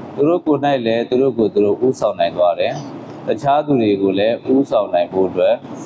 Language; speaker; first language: Burmese; native; Burmese